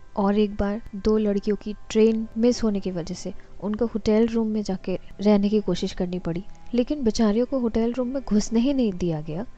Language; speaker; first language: Hindi; non-native, local second language; Assamese